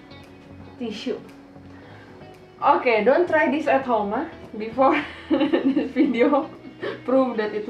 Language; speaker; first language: English; non-native, learner; Indonesian